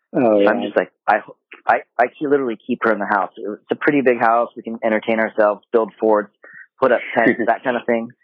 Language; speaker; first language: English; non-native, fluent; Japanese